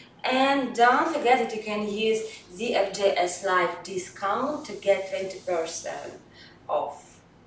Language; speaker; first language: English; non-native, fluent; Russian